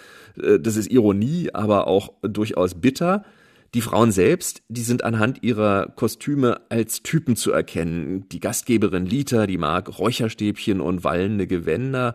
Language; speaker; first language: German; native; German